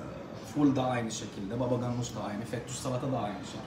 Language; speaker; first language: Turkish; non-native, fluent; Arabic